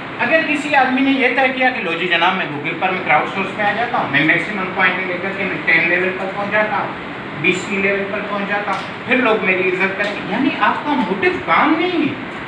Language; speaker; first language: Urdu; non-native, local second language; Sindhi